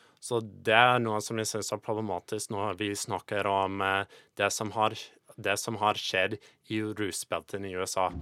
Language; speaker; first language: Norwegian; non-native, fluent; English